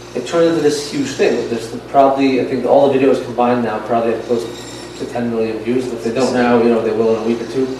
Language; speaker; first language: English; non-native, fluent; Yiddish